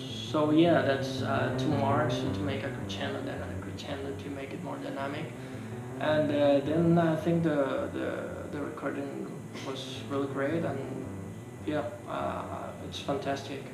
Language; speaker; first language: English; non-native, fluent; Spanish